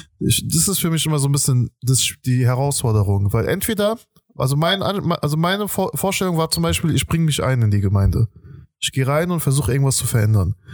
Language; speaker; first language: German; early bilingual, other home language; Persian